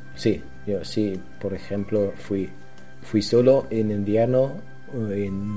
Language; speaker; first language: Spanish; non-native, learner; German